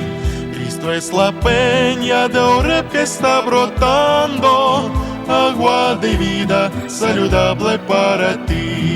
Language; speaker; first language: Spanish; non-native, learner; Russian